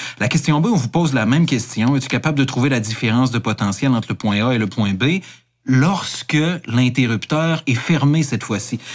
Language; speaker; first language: French; native; French